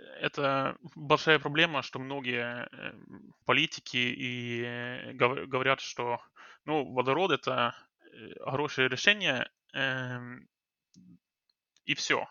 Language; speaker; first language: Russian; non-native, fluent; Norwegian